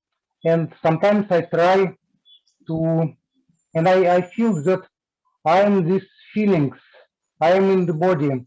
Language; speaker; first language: English; non-native, learner; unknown